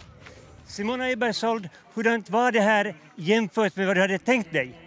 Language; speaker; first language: Swedish; native; Swedish